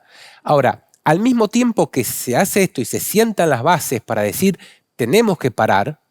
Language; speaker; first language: Spanish; native; Spanish